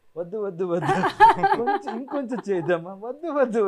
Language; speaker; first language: Telugu; non-native, fluent; Kannada